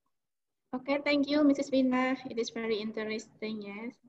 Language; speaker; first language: English; non-native, learner; Indonesian